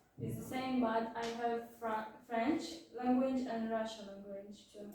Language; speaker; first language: English; non-native, learner; Turkish